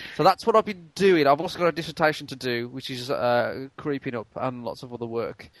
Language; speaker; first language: English; native; English